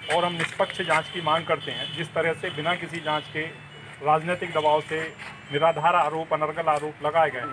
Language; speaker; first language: Hindi; native; Hindi